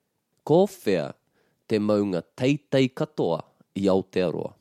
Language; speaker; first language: Māori; non-native, local second language; English